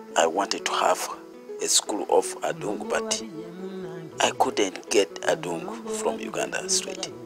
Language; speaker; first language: English; non-native, local second language; Ganda